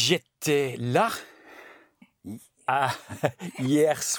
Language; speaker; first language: French; non-native, learner; English